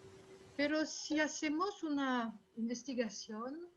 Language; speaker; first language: Spanish; non-native, fluent; French